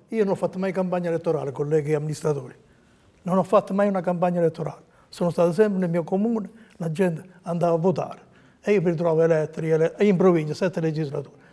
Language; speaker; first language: Italian; native; Italian